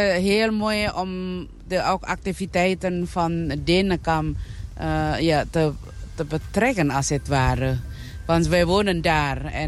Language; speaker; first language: Dutch; non-native, learner; Indonesian